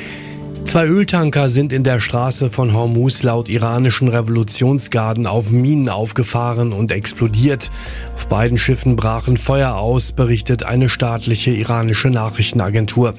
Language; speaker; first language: German; native; German